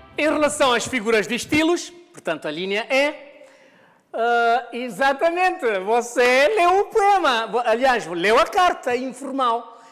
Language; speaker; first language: Portuguese; non-native, local second language; Kabuverdianu